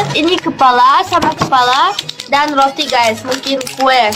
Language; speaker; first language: Indonesian; non-native, fluent; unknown